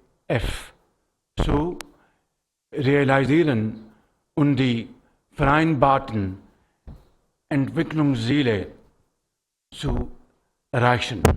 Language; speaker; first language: German; non-native, learner; Urdu